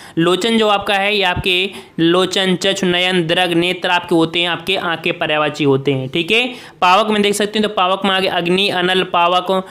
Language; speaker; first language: Hindi; native; Hindi